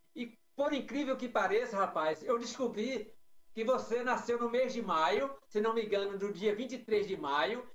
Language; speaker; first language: Portuguese; native; Portuguese